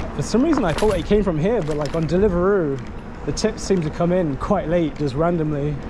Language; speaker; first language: English; native; English